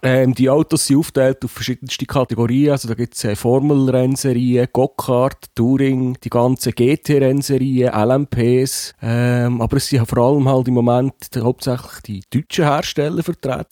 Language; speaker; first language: German; native; German